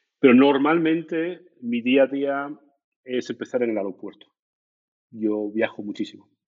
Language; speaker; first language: Spanish; native; Spanish